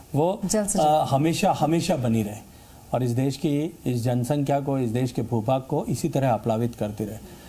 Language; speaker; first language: Hindi; native; Hindi